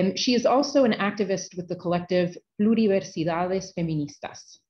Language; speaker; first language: English; native; English